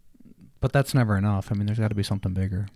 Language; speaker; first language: English; native; English